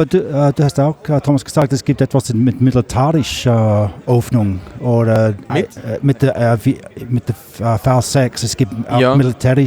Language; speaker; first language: German; non-native, learner; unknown